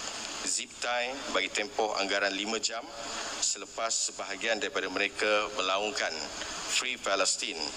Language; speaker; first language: Malay; native; Malay